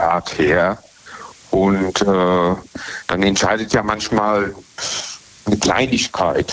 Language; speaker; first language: German; native; German